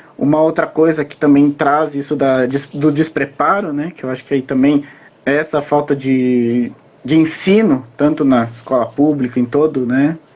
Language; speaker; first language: Portuguese; native; Portuguese